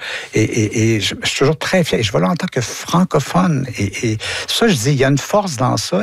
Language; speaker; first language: French; native; French